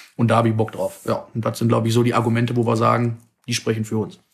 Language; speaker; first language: German; native; German